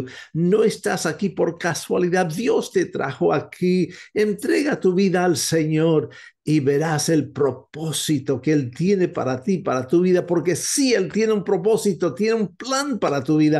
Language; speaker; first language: Spanish; non-native, fluent; English